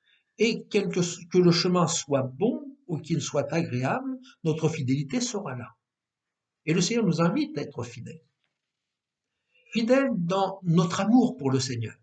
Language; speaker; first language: French; native; French